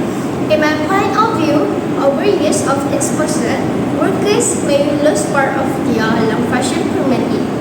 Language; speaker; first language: English; non-native, learner; Malay